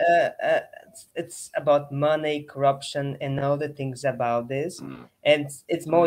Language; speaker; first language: English; non-native, learner; Portuguese